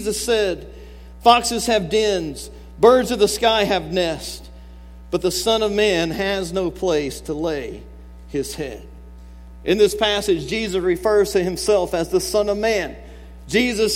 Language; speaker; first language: English; native; English